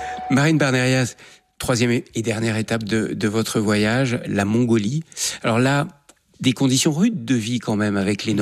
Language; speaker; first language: French; native; French